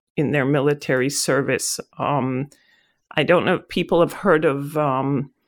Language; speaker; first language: English; non-native, fluent; Hebrew